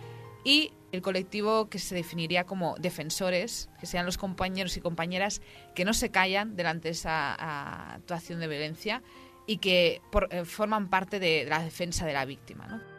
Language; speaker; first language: Spanish; native; Spanish